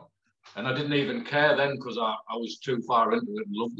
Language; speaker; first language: English; native; English